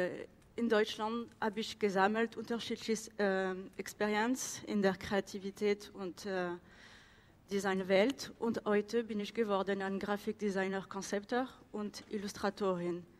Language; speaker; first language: German; non-native, learner; French